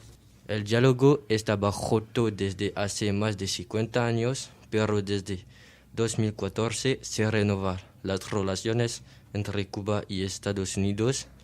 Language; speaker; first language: Spanish; non-native, learner; French